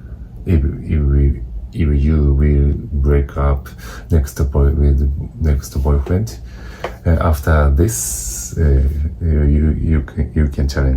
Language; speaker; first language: English; non-native, learner; Japanese